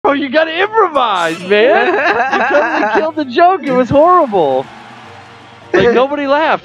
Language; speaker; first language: English; native; English